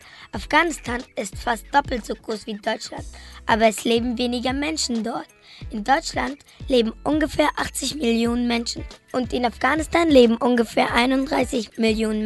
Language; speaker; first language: German; early bilingual, other home language; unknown